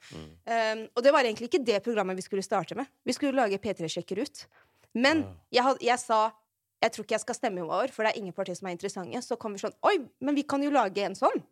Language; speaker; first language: Norwegian; early bilingual, other home language; Arabic